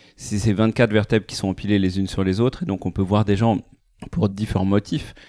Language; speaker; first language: French; native; French